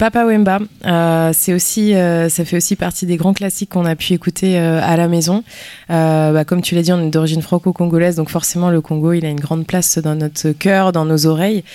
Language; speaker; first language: French; early bilingual, other home language; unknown